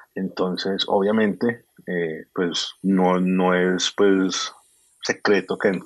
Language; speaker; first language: Spanish; native; Spanish